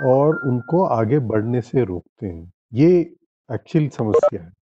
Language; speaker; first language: Hindi; non-native, local second language; Tamil